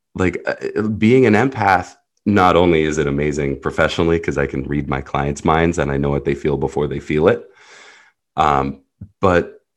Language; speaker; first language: English; early bilingual, other home language; Hebrew